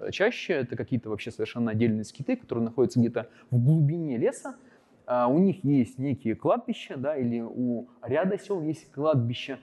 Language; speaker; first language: Russian; native; Russian